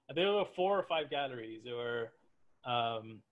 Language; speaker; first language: English; native; English